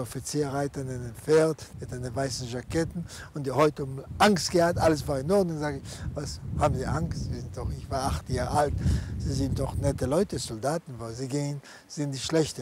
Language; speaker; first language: German; non-native, fluent; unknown